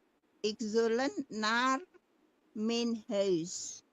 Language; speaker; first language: Dutch; non-native, learner; Indonesian